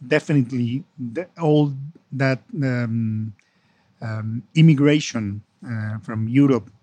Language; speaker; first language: English; non-native, fluent; Spanish